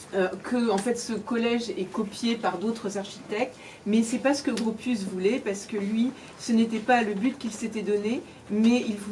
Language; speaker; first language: French; native; French